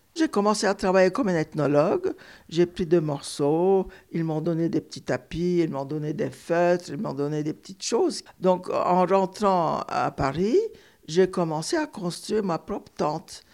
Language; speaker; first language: French; non-native, fluent; Turkish